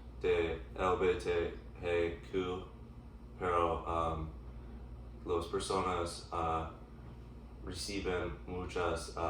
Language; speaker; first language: Spanish; non-native, learner; English